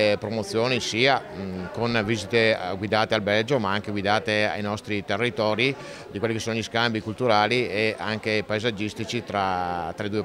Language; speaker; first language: Italian; native; Italian